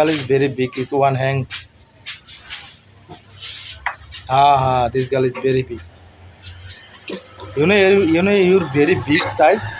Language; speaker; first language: English; non-native, learner; Bangla